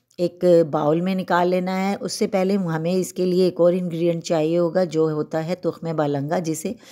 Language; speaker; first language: Hindi; native; Hindi